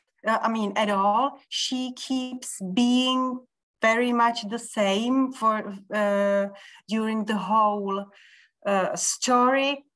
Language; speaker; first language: English; non-native, fluent; Czech